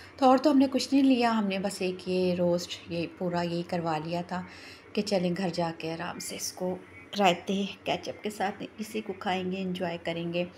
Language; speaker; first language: Urdu; non-native, local second language; Pahari-Potwari